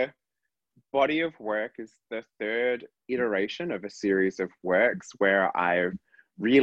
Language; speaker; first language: English; native; English